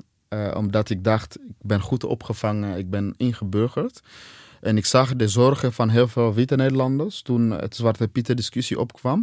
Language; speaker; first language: Dutch; non-native, fluent; Swahili